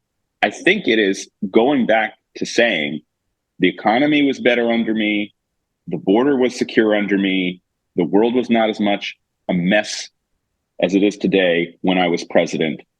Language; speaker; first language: English; native; English